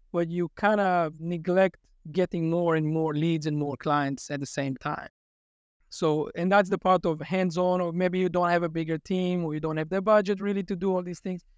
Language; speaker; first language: English; non-native, fluent; Hebrew